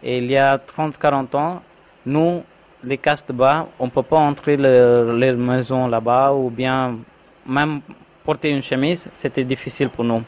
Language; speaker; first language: French; non-native, fluent; Tamil